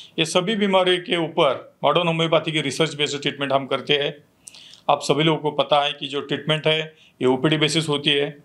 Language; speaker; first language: Hindi; non-native, local second language; Marathi